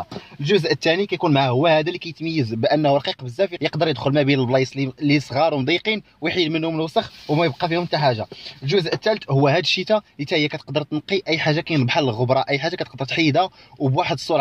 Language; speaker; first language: Arabic; native; Arabic